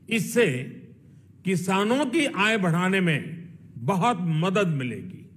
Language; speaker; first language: Hindi; non-native, local second language; Gujarati